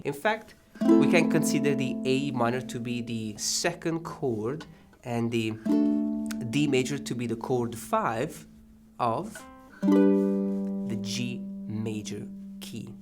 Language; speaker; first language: English; non-native, fluent; Italian